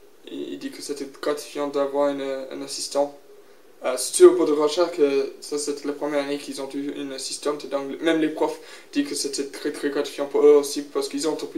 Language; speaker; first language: French; non-native, learner; English